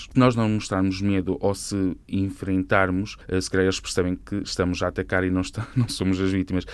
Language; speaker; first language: Portuguese; native; Portuguese